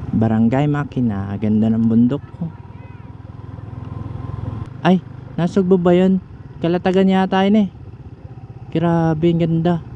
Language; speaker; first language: Filipino; native; Filipino